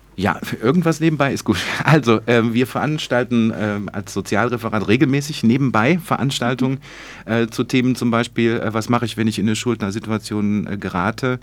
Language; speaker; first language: German; native; German